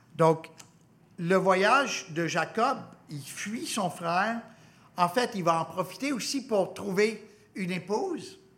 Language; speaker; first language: French; native; French